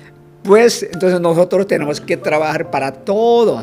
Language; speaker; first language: Spanish; non-native, fluent; Korean